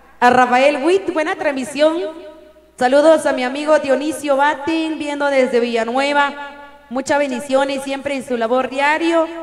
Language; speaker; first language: Spanish; native; Spanish